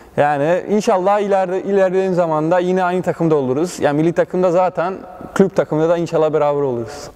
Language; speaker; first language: Turkish; early bilingual, other home language; Bosnian